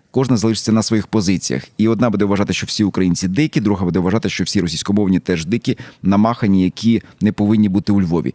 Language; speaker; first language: Ukrainian; native; Ukrainian